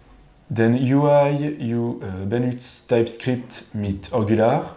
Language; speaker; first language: German; non-native, learner; French